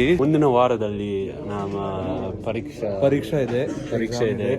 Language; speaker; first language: Kannada; non-native, learner; English